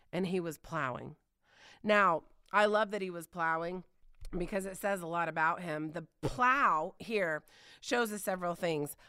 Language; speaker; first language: English; native; English